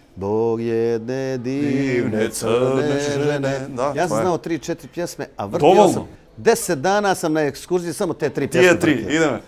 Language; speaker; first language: Bosnian; native; Bosnian